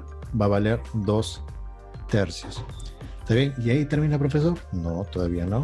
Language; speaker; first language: Spanish; native; Spanish